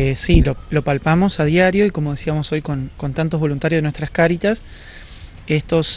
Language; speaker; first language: Spanish; native; Spanish